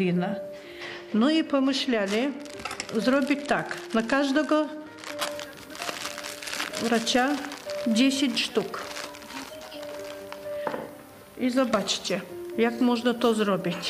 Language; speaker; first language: Polish; non-native, learner; Ukrainian